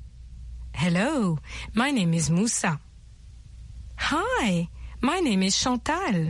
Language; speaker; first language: English; non-native, fluent; French